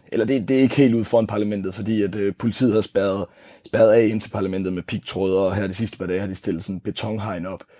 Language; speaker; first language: Danish; native; Danish